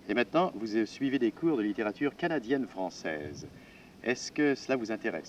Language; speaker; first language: French; native; French